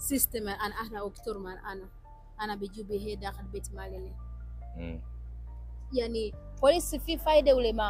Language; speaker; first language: Arabic; non-native, learner; Ganda